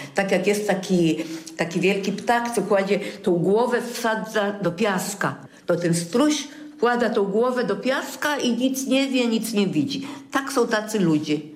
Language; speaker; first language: Polish; native; Polish